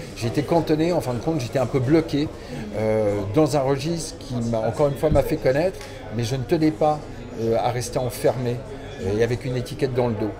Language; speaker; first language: French; native; French